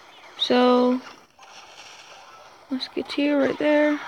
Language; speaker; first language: English; native; English